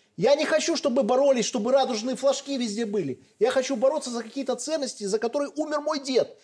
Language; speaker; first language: Russian; native; Russian